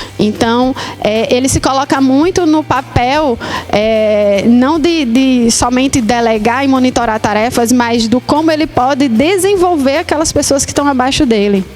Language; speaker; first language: Portuguese; native; Portuguese